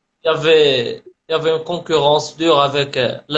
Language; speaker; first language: French; non-native, local second language; Arabic